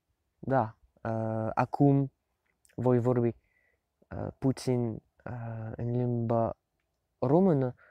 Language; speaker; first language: Romanian; non-native, learner; French